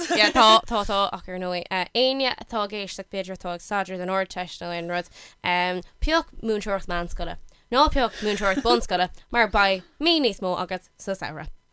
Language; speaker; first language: Irish; non-native, local second language; English